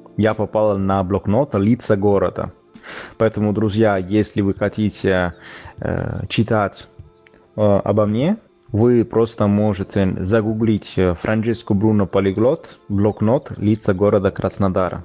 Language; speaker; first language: Russian; non-native, fluent; Italian